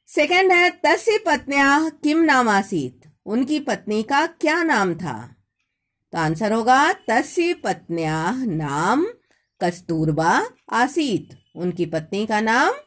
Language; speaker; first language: Hindi; native; Hindi